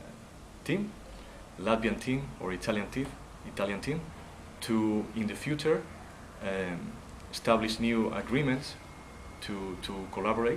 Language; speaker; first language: English; non-native, learner; Spanish